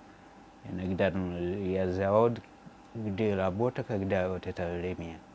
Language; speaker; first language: Russian; non-native, learner; Swahili